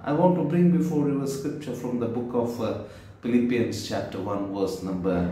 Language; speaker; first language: English; non-native, local second language; Kannada